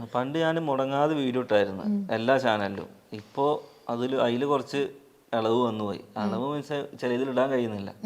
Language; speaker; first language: Malayalam; native; Malayalam